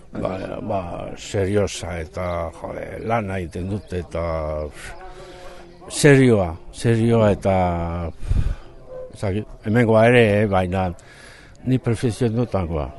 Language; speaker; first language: Basque; non-native, learner; Spanish